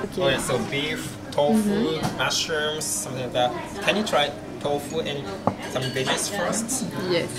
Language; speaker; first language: English; non-native, fluent; Japanese